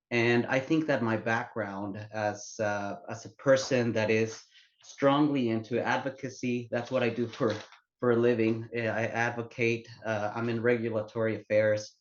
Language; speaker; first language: English; non-native, fluent; Spanish